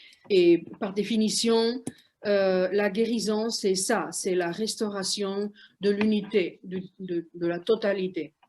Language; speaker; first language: French; non-native, fluent; Spanish